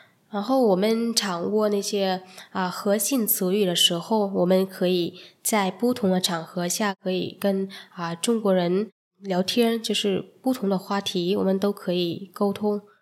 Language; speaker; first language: Chinese; non-native, fluent; Vietnamese